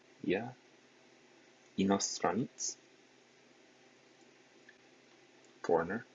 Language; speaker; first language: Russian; non-native, learner; English